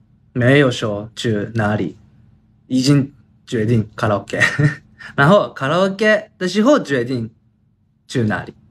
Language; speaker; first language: Chinese; non-native, learner; Japanese